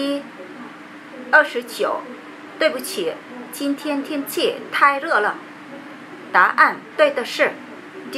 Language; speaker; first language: Chinese; non-native, learner; Vietnamese